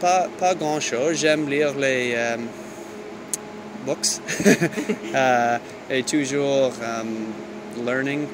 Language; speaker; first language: French; non-native, learner; English